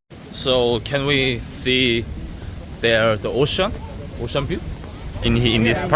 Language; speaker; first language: English; non-native, learner; Korean